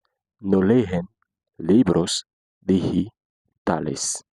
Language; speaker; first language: Spanish; non-native, fluent; Haitian Creole